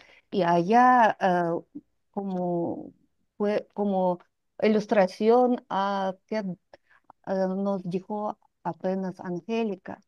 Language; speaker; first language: Spanish; non-native, fluent; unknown